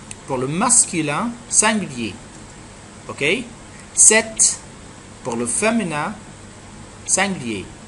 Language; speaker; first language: French; non-native, fluent; Arabic